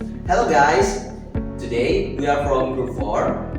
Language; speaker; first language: English; non-native, learner; Indonesian